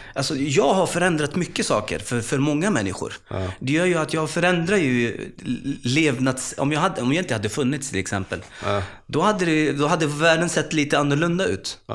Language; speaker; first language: Swedish; early bilingual, other home language; Arabic